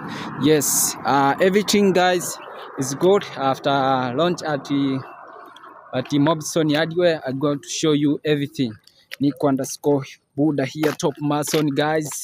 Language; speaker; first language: English; non-native, learner; Swahili